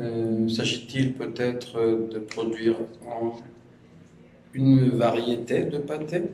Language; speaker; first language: French; non-native, fluent; Spanish